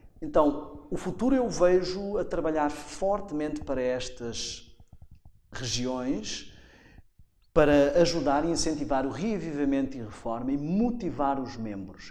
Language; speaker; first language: Portuguese; native; Portuguese